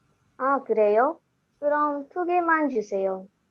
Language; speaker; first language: Korean; non-native, learner; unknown